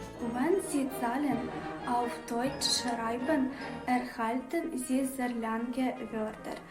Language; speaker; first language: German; non-native, learner; Ukrainian